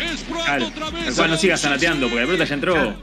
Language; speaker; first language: Spanish; native; Spanish